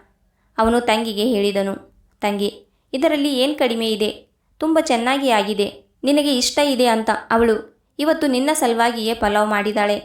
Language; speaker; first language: Kannada; native; Kannada